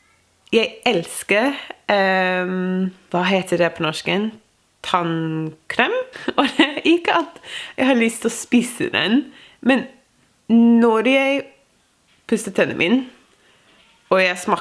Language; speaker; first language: Norwegian; non-native, fluent; English